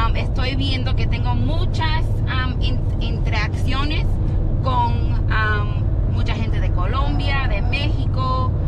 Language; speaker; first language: Spanish; early bilingual, heritage; Spanish